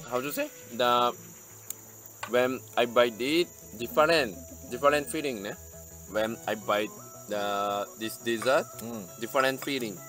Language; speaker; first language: English; non-native, learner; Japanese